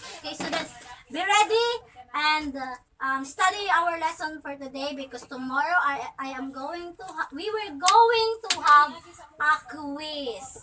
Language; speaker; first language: English; non-native, local second language; Cebuano